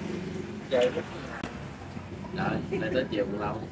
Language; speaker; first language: Vietnamese; native; Vietnamese